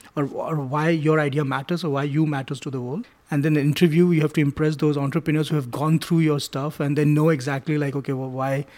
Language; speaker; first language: English; non-native, local second language; Hindi